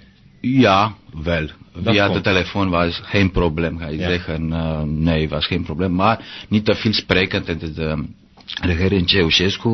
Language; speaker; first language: Dutch; non-native, learner; Romanian